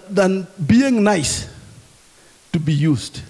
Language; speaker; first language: English; non-native, local second language; Swahili